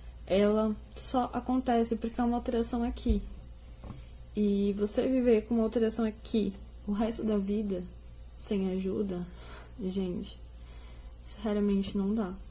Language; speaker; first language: Portuguese; native; Portuguese